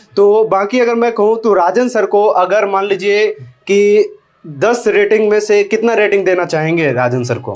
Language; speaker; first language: Hindi; native; Hindi